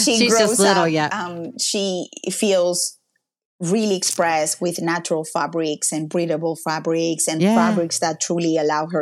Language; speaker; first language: English; non-native, fluent; Spanish